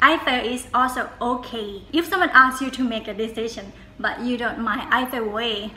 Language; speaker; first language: English; non-native, fluent; Thai